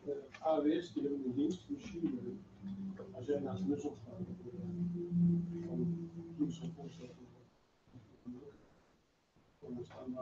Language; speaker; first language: Dutch; non-native, fluent; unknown